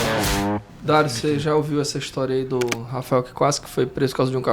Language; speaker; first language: Portuguese; native; Portuguese